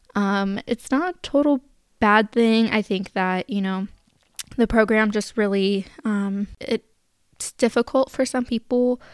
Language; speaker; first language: English; native; English